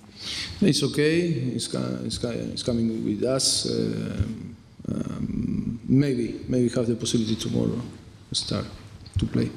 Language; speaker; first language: English; non-native, fluent; Spanish